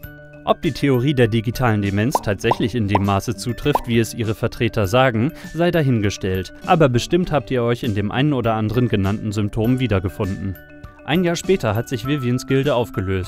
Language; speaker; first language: German; native; German